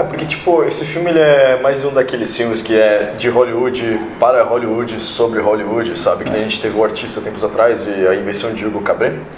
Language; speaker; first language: Portuguese; native; Portuguese